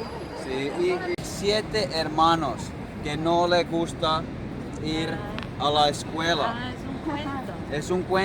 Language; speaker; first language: Spanish; non-native, learner; Finnish